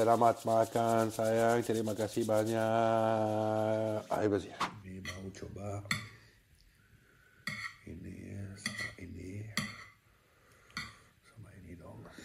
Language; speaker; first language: Indonesian; non-native, learner; French